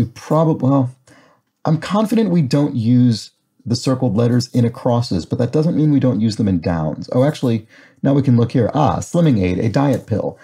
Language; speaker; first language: English; native; English